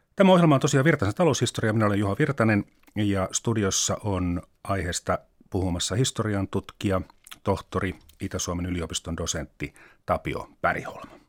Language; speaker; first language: Finnish; native; Finnish